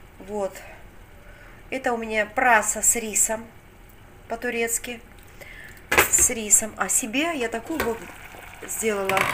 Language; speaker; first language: Russian; non-native, local second language; Georgian